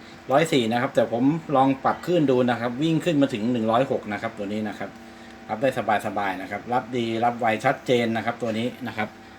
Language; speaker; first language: Thai; native; Thai